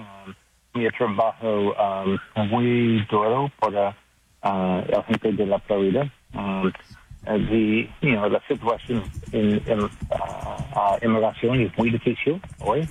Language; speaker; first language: Spanish; non-native, learner; English